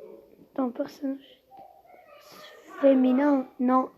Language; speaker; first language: French; non-native, local second language; Arabic